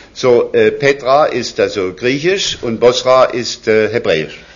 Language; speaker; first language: German; native; German